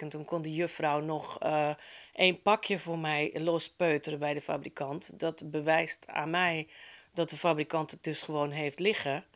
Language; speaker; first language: Dutch; native; Dutch